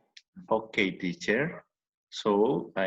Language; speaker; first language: English; non-native, learner; Spanish